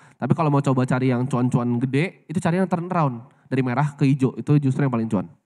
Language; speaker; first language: Indonesian; native; Indonesian